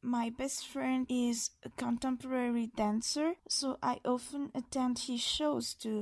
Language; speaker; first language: English; non-native, fluent; Malagasy